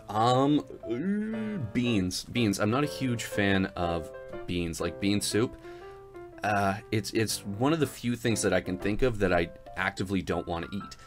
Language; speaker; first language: English; native; English